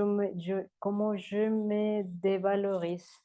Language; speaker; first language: French; non-native, learner; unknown